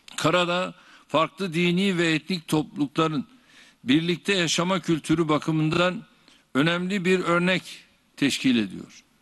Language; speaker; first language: Turkish; native; Turkish